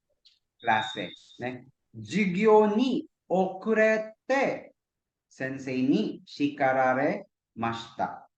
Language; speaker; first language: Japanese; non-native, fluent; Cebuano